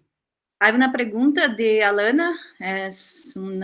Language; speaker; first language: Spanish; non-native, fluent; Portuguese